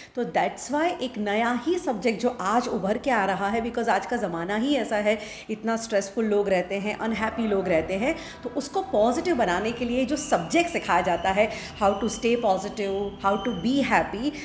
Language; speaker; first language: Hindi; non-native, local second language; Gujarati